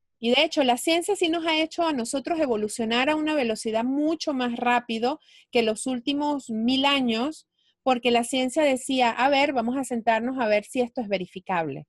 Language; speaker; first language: Spanish; native; Spanish